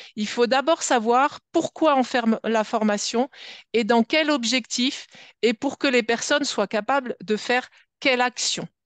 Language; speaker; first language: French; native; French